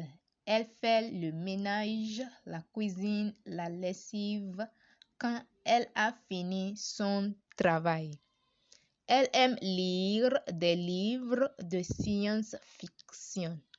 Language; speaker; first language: French; non-native, learner; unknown